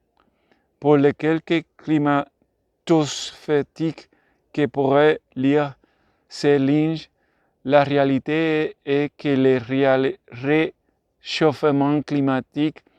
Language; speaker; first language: French; non-native, learner; Spanish